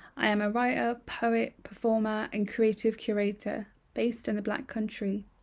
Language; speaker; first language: English; early bilingual, other home language; Punjabi